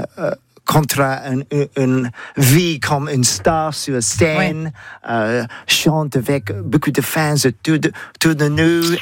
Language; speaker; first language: French; non-native, learner; English